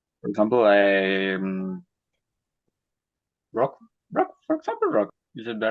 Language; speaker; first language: English; non-native, learner; Spanish